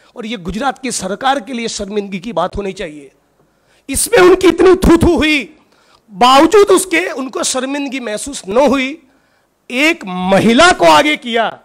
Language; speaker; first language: Hindi; non-native, local second language; Gujarati